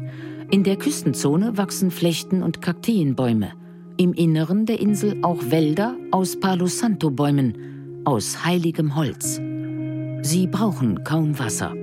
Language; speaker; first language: German; native; German